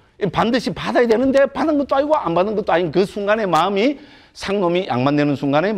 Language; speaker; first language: Korean; native; Korean